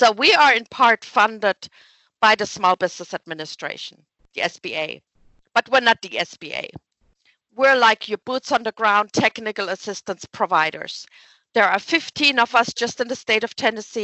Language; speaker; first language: English; non-native, fluent; German